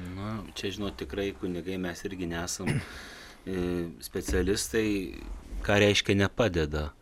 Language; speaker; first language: Lithuanian; native; Lithuanian